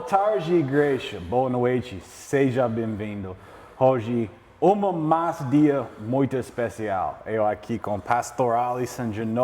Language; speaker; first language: Portuguese; non-native, learner; English